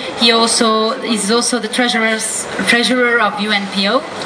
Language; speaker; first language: English; non-native, fluent; Italian